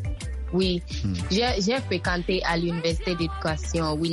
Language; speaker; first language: French; non-native, learner; Akan